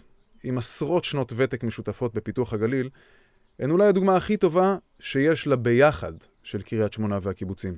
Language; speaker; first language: Hebrew; native; Hebrew